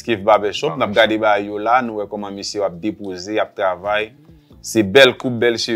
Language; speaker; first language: French; non-native, local second language; Haitian Creole